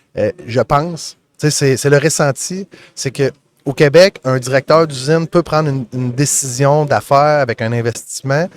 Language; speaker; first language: French; native; French